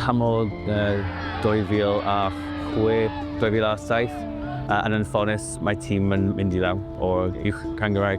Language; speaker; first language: Welsh; non-native, local second language; English